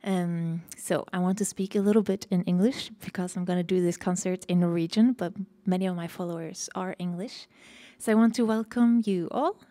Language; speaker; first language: English; non-native, fluent; Norwegian